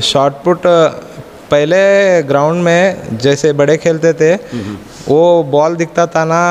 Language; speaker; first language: Hindi; non-native, local second language; Kannada